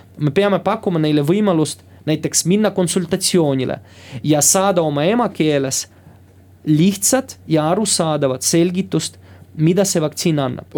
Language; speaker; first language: Estonian; non-native, local second language; Russian